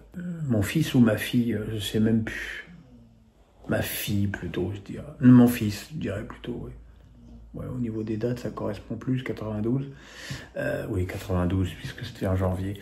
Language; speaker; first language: French; native; French